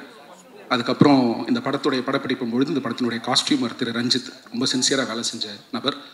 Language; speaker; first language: Tamil; native; Tamil